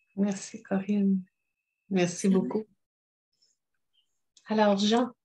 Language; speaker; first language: French; native; French